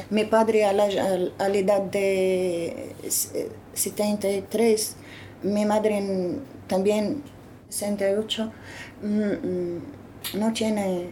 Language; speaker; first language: Spanish; non-native, learner; Arabic